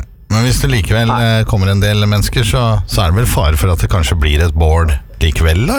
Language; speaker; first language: Norwegian; native; Norwegian